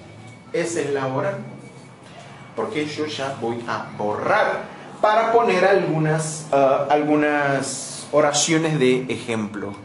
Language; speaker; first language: Spanish; non-native, fluent; Portuguese